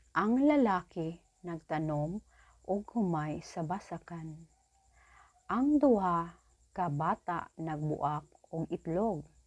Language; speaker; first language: Cebuano; native; Cebuano